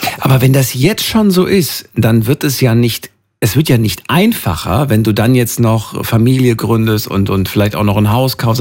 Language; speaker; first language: German; native; German